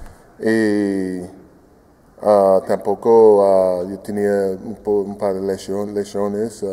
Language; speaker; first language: Spanish; non-native, fluent; English